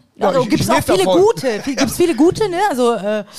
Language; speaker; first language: German; early bilingual, other home language; Persian